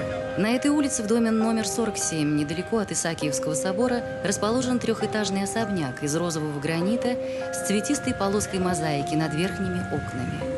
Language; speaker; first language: Russian; native; Russian